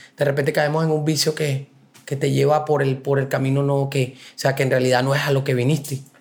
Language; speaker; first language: Spanish; native; Spanish